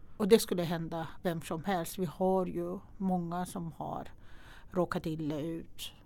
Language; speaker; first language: Swedish; non-native, fluent; Persian